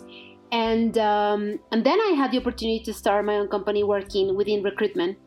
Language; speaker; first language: English; non-native, fluent; Spanish